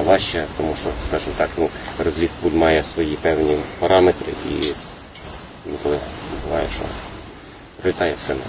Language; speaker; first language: Ukrainian; native; Ukrainian